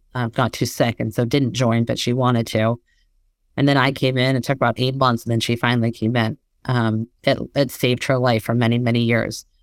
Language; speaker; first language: English; native; English